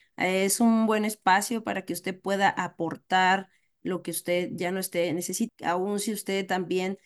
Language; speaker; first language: Spanish; native; Spanish